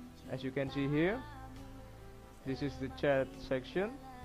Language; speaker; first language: English; non-native, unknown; Indonesian